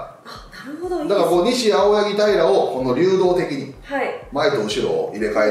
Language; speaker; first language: Japanese; native; Japanese